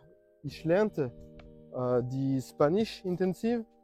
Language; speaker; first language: German; non-native, learner; French